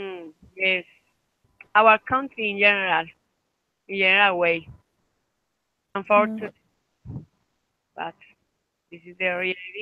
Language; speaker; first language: English; non-native, fluent; Spanish